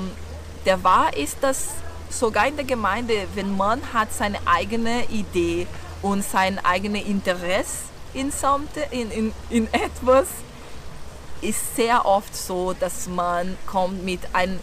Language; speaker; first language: German; non-native, learner; Portuguese